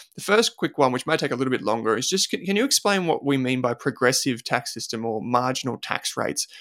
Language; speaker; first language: English; native; English